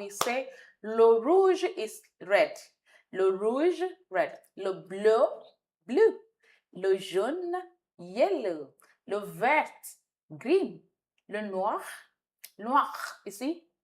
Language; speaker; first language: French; non-native, fluent; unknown